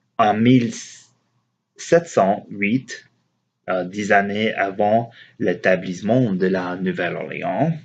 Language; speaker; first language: French; non-native, learner; English